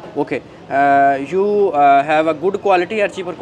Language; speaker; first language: English; non-native, learner; Urdu